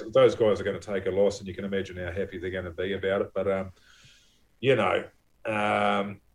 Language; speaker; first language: English; native; English